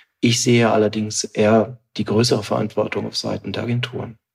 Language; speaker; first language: German; native; German